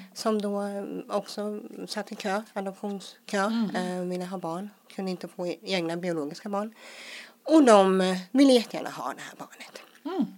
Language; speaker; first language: Swedish; early bilingual, other home language; English